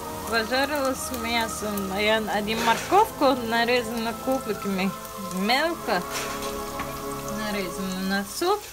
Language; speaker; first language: Russian; non-native, learner; Tajik